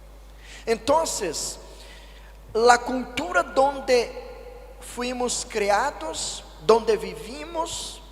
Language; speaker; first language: Spanish; non-native, fluent; Portuguese